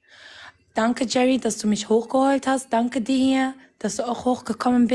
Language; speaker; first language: German; non-native, fluent; Arabic